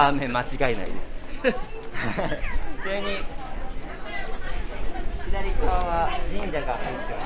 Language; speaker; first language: Japanese; native; Japanese